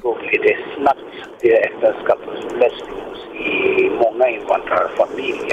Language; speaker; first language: Swedish; non-native, fluent; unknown